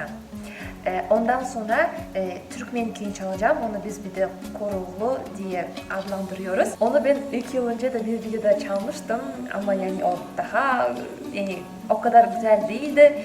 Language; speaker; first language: Turkish; non-native, fluent; Kazakh